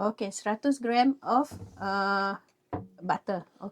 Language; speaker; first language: English; non-native, learner; Malay